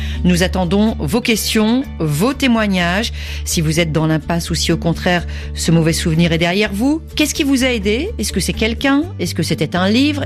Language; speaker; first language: French; native; French